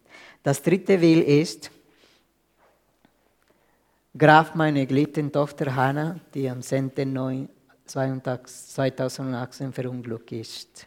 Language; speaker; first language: German; non-native, fluent; Spanish